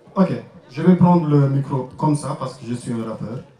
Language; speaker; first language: English; non-native, learner; French